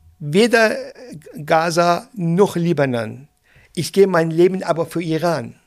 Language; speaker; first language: German; non-native, fluent; Persian